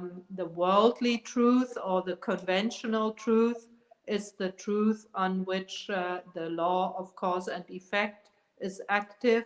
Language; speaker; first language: English; non-native, fluent; German